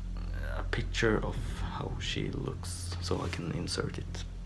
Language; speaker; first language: English; non-native, fluent; Swedish